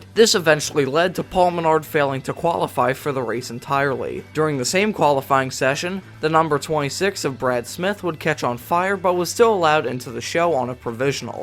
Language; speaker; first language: English; native; English